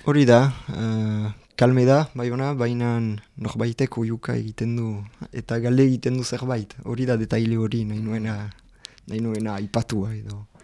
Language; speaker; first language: Basque; non-native, local second language; French